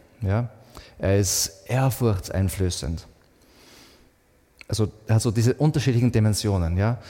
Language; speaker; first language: German; native; German